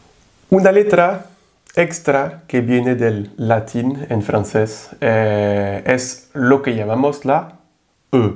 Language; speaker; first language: Spanish; non-native, fluent; French